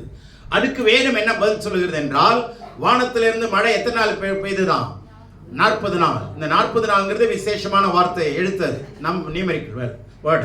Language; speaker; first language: Tamil; native; Tamil